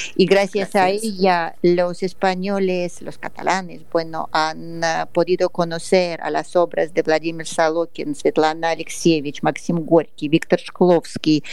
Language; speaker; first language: Spanish; non-native, fluent; Russian